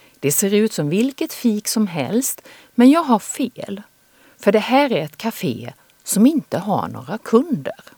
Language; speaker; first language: Swedish; native; Swedish